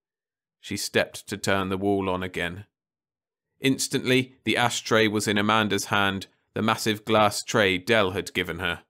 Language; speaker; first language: English; native; English